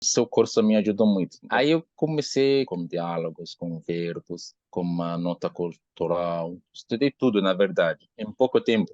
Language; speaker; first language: Portuguese; non-native, learner; Arabic